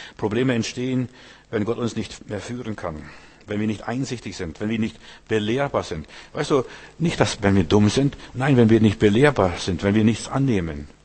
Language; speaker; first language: German; early bilingual, heritage; German